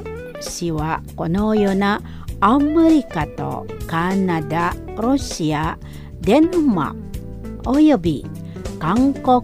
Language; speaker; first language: Japanese; non-native, fluent; Indonesian